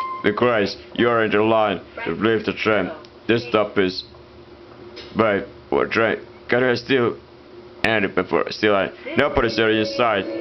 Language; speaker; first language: English; non-native, fluent; Italian